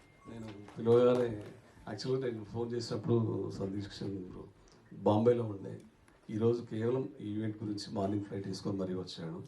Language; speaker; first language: Telugu; native; Telugu